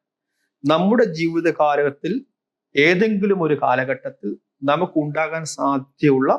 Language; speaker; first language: Malayalam; native; Malayalam